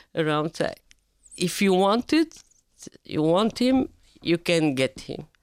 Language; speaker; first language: English; non-native, fluent; Arabic